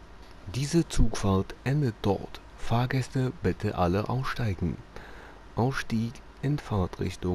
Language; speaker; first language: German; native; German